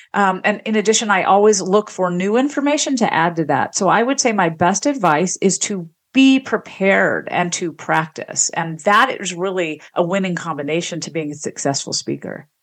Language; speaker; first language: English; native; English